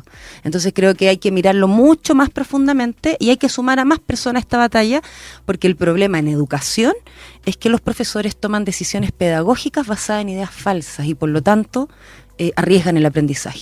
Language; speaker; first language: Spanish; native; Spanish